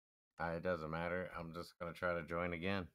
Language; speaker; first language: English; native; English